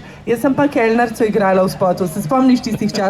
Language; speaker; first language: Slovenian; native; Slovenian